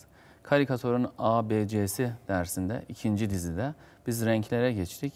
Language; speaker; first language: Turkish; non-native, fluent; Azerbaijani